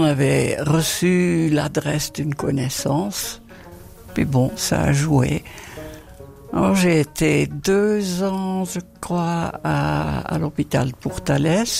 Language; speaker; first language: French; non-native, fluent; Dutch